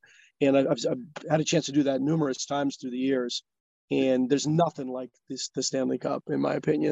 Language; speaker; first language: English; native; English